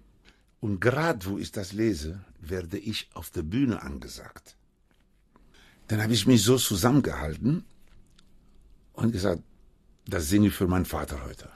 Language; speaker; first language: German; non-native, fluent; Spanish